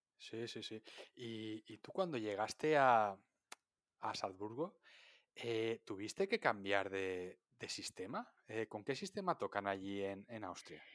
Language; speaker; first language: Spanish; native; Spanish